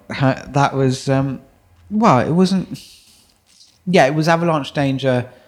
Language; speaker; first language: English; early bilingual, other home language; German